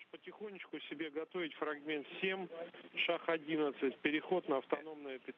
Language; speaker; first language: Russian; native; Russian